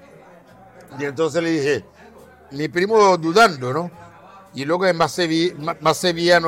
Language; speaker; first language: Spanish; non-native, fluent; Haitian Creole